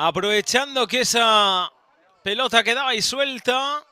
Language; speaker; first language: Spanish; native; Spanish